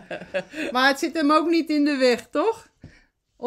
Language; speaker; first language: Dutch; native; Dutch